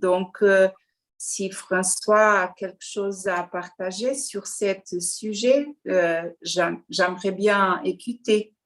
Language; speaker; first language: French; non-native, learner; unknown